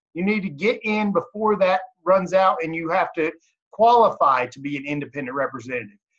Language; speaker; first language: English; native; English